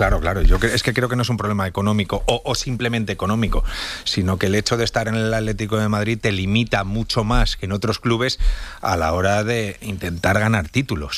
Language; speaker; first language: Spanish; native; Spanish